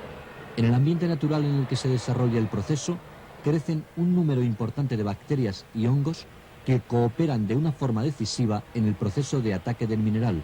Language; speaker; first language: Spanish; native; Spanish